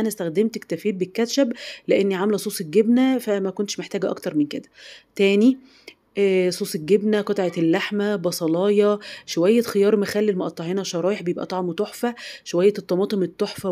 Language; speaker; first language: Arabic; native; Arabic